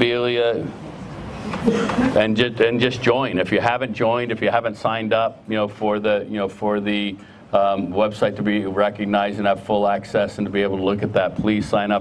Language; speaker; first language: English; native; English